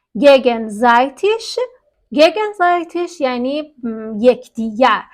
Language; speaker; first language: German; non-native, fluent; Persian